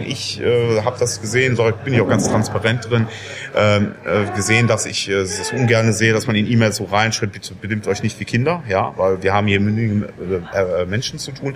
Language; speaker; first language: German; native; German